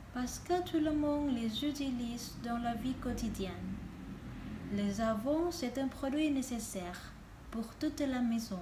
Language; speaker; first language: French; non-native, learner; Thai